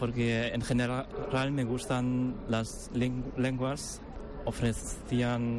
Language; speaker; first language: Spanish; non-native, fluent; German